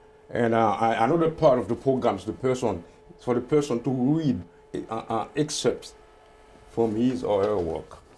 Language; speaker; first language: English; non-native, fluent; Haitian Creole